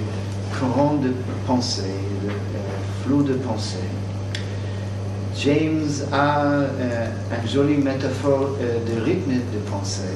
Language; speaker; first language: French; non-native, fluent; English